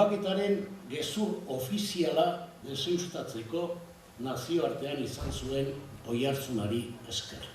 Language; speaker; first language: Basque; native; Basque